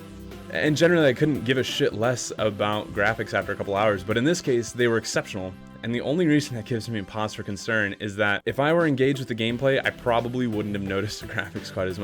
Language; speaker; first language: English; native; English